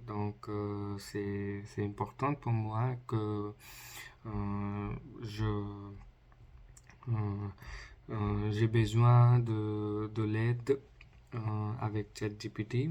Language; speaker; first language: French; non-native, learner; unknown